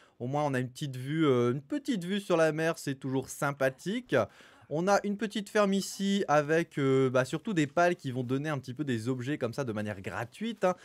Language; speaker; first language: French; native; French